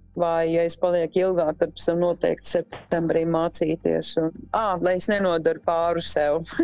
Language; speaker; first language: Latvian; native; Latvian